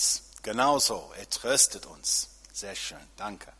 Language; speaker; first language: German; non-native, fluent; English